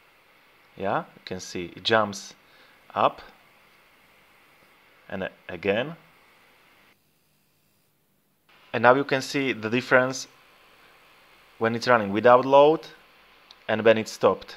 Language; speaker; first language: English; non-native, fluent; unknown